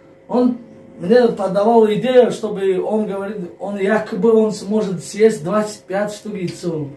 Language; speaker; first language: Russian; non-native, fluent; Tajik